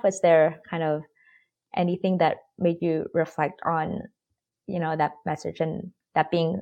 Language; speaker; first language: English; non-native, local second language; Filipino